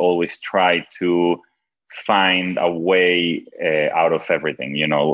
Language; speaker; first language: English; non-native, fluent; Spanish